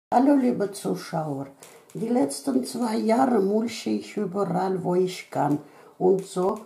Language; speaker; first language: German; non-native, fluent; Russian